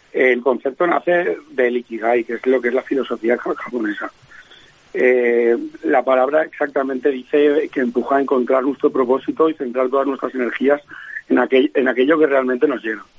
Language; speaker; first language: Spanish; native; Spanish